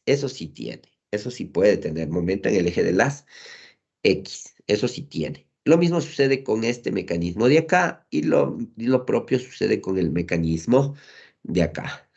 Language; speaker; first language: Spanish; native; Spanish